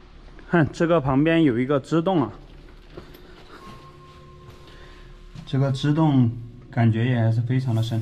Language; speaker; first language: Chinese; native; Chinese